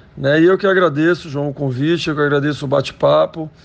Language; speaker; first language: Portuguese; native; Portuguese